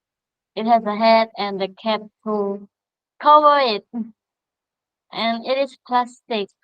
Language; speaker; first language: English; non-native, learner; Khmer